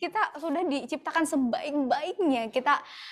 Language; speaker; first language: Indonesian; native; Indonesian